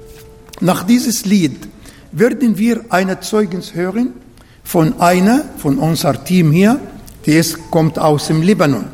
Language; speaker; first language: German; non-native, learner; Arabic